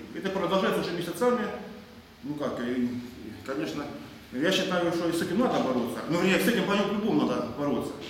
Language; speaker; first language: Russian; native; Russian